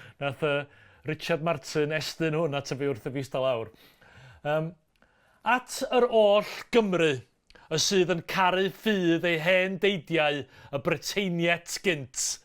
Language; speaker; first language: Welsh; native; Welsh